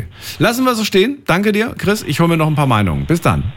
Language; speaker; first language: German; native; German